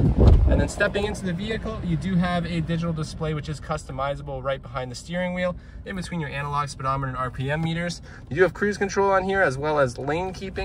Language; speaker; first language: English; native; English